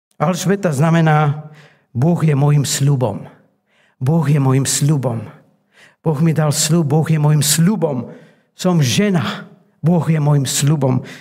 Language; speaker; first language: Slovak; native; Slovak